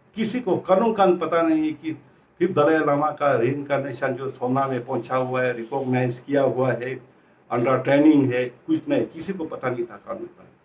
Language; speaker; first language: Hindi; non-native, local second language; Ladakhi